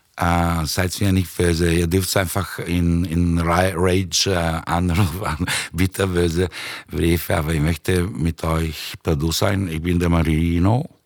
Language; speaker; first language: German; non-native, fluent; Italian